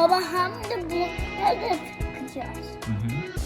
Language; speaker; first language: Turkish; early bilingual, heritage; Turkish